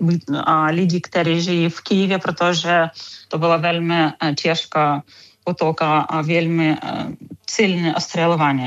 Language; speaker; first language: Czech; non-native, fluent; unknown